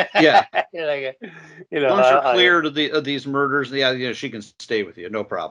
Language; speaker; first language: English; native; English